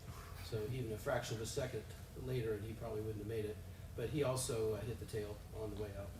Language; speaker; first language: English; native; English